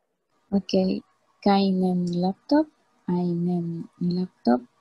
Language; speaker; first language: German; non-native, learner; Spanish